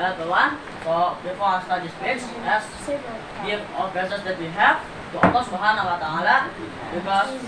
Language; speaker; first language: English; non-native, learner; Indonesian